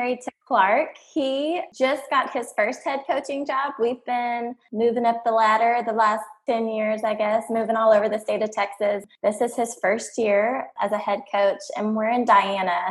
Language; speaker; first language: English; native; English